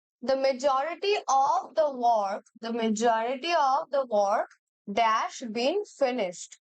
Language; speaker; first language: English; non-native, local second language; Bangla